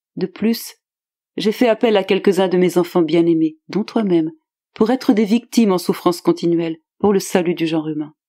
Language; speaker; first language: French; native; French